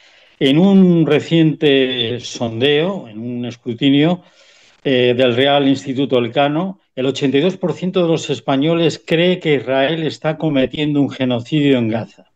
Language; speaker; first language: Spanish; native; Spanish